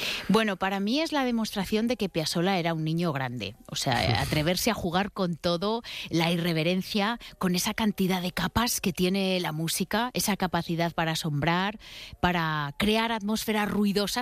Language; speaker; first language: Spanish; native; Spanish